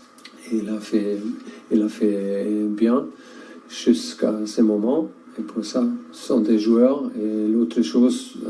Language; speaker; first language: French; non-native, learner; German